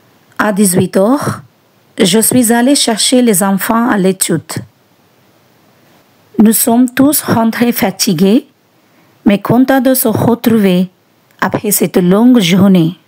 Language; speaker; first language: French; non-native, fluent; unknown